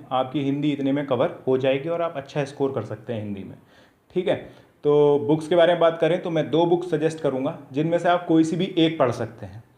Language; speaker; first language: Hindi; native; Hindi